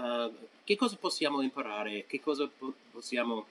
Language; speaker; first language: Italian; non-native, fluent; English